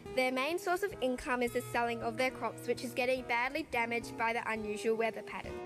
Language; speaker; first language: English; non-native, fluent; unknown